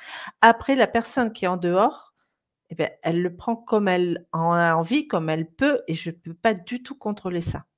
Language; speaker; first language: French; native; French